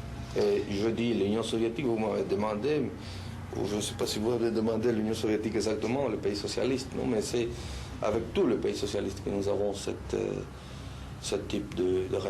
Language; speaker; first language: French; non-native, fluent; Spanish